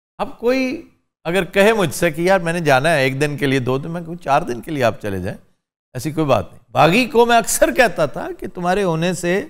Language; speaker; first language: Urdu; native; Urdu